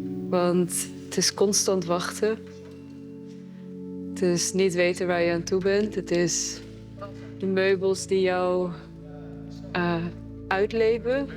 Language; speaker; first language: Dutch; early bilingual, other home language; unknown